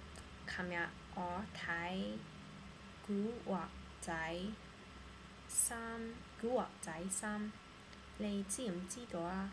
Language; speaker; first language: Chinese; non-native, learner; English